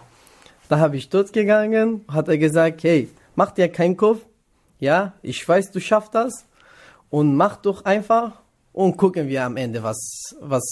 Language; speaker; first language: German; non-native, learner; Kurdish